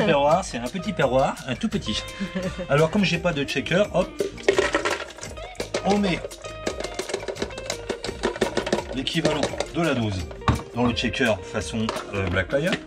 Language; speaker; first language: French; native; French